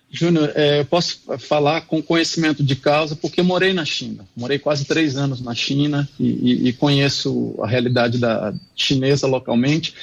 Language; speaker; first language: Portuguese; non-native, fluent; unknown